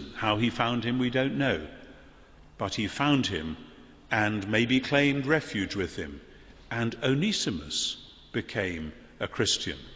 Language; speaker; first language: English; native; English